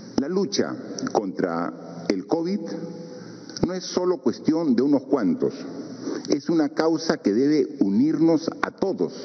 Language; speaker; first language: Spanish; native; Spanish